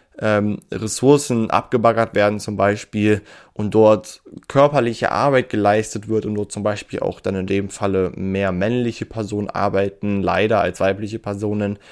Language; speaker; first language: German; native; German